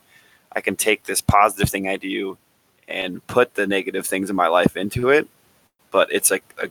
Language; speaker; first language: English; native; English